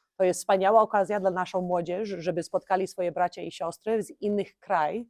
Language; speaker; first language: Polish; early bilingual, heritage; Polish